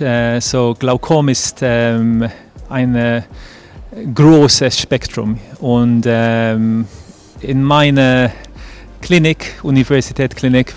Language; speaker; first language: German; non-native, fluent; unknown